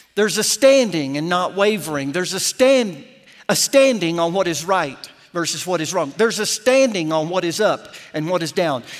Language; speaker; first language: English; native; English